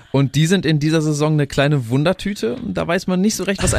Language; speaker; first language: German; native; German